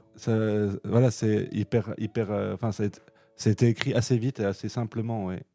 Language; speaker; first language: French; native; French